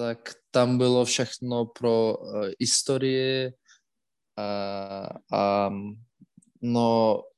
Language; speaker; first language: Czech; non-native, learner; Russian